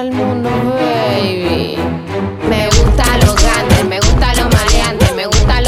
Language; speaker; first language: English; non-native, fluent; Spanish